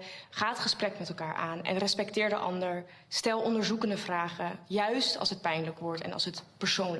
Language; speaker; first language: Dutch; native; Dutch